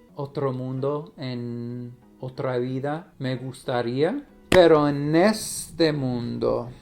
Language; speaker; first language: Spanish; non-native, learner; English